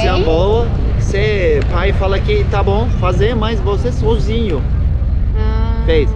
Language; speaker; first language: Portuguese; non-native, learner; Turkish